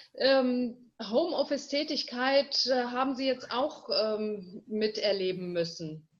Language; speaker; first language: German; native; German